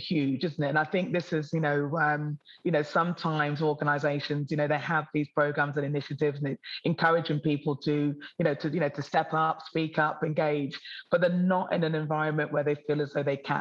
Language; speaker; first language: English; native; English